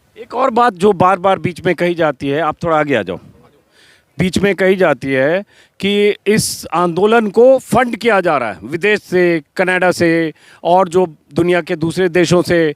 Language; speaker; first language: Hindi; native; Hindi